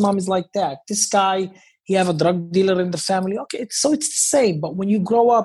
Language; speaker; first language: English; non-native, fluent; Hebrew